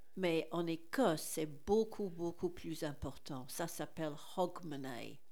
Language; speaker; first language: French; non-native, fluent; English